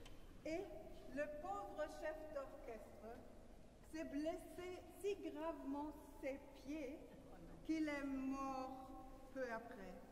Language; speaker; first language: French; non-native, fluent; German